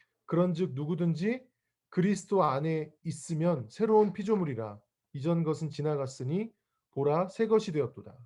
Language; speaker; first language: Korean; native; Korean